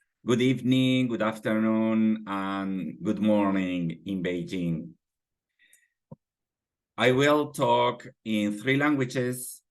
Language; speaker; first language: English; non-native, fluent; Spanish